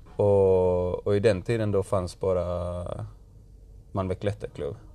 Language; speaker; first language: Swedish; non-native, learner; Spanish